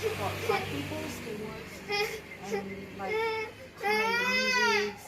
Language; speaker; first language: English; non-native, learner; Indonesian